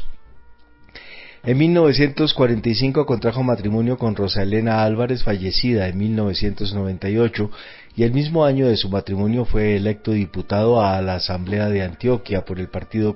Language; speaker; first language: Spanish; native; Spanish